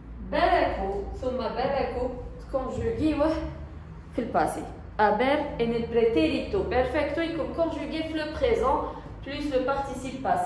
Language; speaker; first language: French; non-native, local second language; Arabic